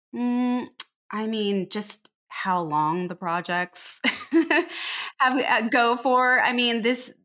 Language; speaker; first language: English; native; English